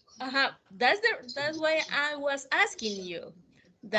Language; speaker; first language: English; non-native, fluent; Spanish